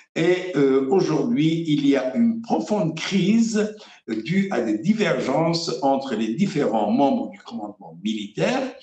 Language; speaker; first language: French; non-native, local second language; Arabic